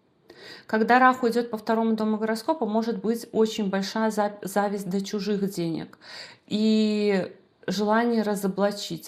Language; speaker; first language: Russian; native; Russian